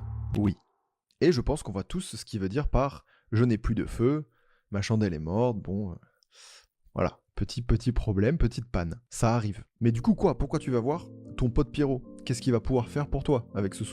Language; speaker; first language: French; native; French